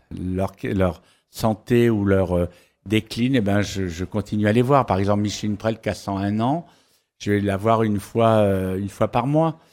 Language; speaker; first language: French; native; French